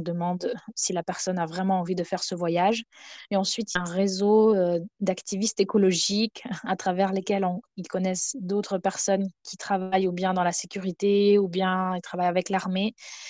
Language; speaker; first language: French; non-native, fluent; Ukrainian